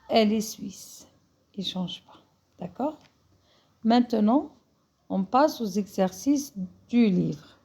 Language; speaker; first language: French; non-native, fluent; Arabic